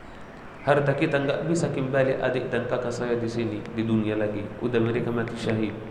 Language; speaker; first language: Indonesian; non-native, learner; Arabic